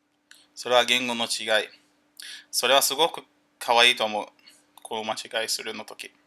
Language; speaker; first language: Japanese; non-native, learner; English